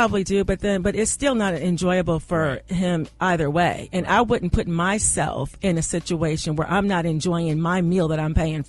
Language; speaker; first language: English; native; English